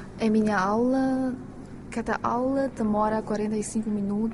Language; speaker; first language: Portuguese; non-native, fluent; Chinese